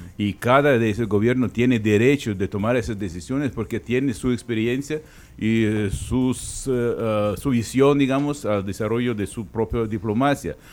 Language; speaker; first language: Spanish; non-native, fluent; Ukrainian